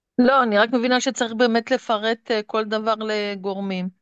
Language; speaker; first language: Hebrew; native; Hebrew